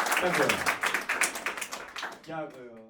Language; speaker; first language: Ukrainian; native; Ukrainian